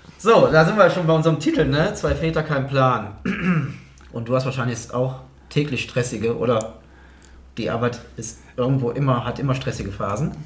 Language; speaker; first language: German; native; German